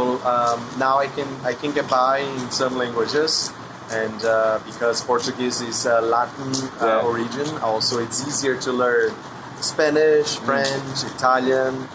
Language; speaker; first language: English; non-native, fluent; Portuguese